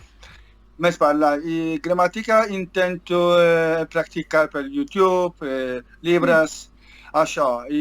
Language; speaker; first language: Catalan; non-native, learner; Polish